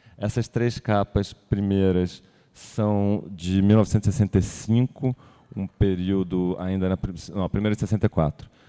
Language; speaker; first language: Portuguese; native; Portuguese